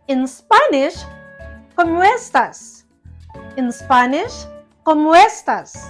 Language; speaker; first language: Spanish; non-native, learner; Cebuano